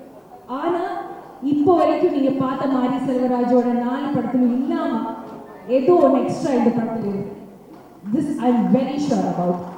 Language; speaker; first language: Tamil; non-native, learner; Malayalam